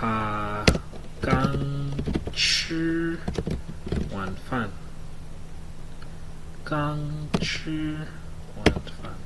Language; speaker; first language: Chinese; non-native, learner; English